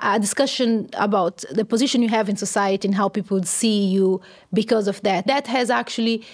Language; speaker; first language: English; non-native, fluent; Portuguese